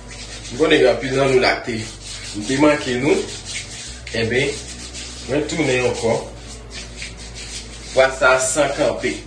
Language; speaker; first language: French; non-native, learner; Haitian Creole